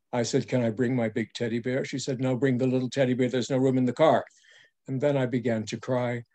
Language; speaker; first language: English; early bilingual, other home language; French